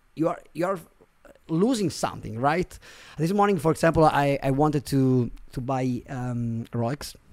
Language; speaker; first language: English; non-native, fluent; Italian